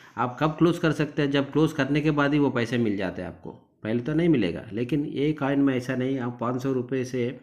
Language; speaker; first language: Hindi; non-native, local second language; Telugu